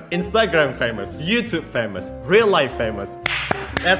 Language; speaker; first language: English; non-native, fluent; Indonesian